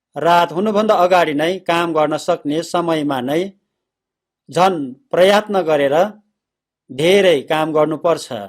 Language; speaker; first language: Nepali; non-native, fluent; Korean